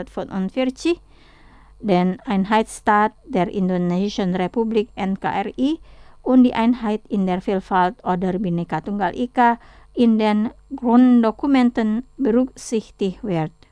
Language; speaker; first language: German; non-native, fluent; Indonesian